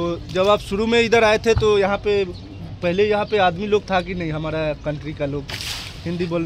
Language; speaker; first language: Hindi; native; Hindi